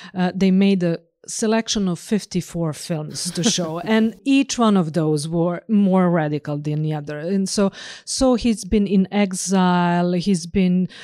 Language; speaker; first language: English; non-native, fluent; Serbian